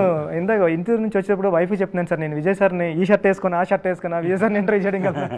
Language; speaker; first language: Telugu; native; Telugu